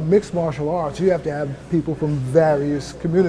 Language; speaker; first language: English; native; English